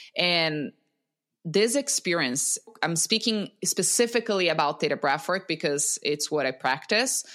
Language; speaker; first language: English; non-native, fluent; Portuguese